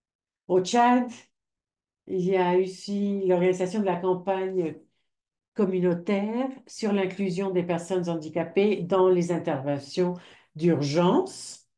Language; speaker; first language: French; non-native, fluent; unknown